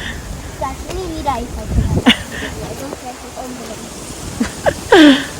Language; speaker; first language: German; early bilingual, other home language; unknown